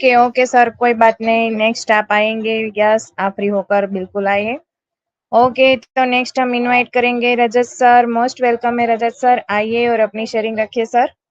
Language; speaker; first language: Hindi; native; Hindi